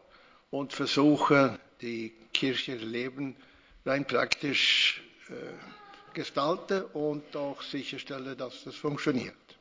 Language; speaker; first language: German; non-native, fluent; Swedish